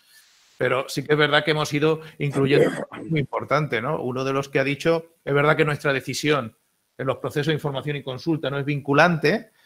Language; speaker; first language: Spanish; native; Spanish